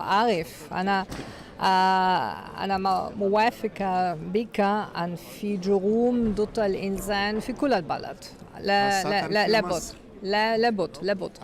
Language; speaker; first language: Arabic; non-native, fluent; German